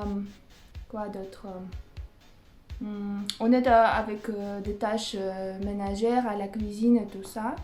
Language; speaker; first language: French; non-native, fluent; Russian